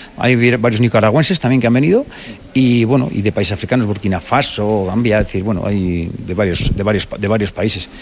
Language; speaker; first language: Spanish; native; Spanish